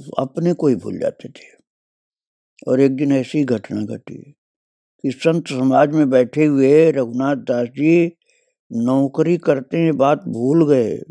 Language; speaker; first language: Hindi; native; Hindi